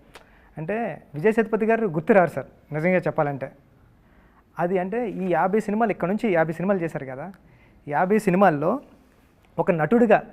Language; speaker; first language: Telugu; native; Telugu